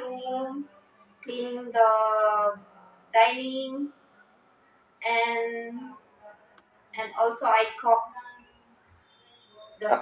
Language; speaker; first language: English; non-native, learner; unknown